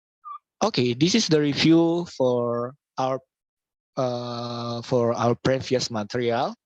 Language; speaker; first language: English; non-native, local second language; Indonesian